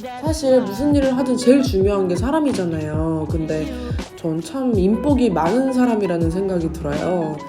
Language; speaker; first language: Korean; native; Korean